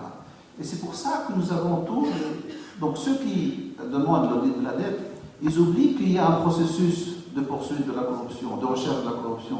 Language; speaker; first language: French; non-native, local second language; Arabic